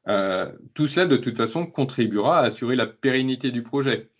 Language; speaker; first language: French; native; French